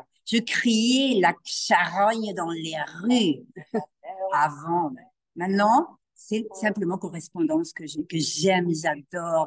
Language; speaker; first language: French; non-native, learner; Spanish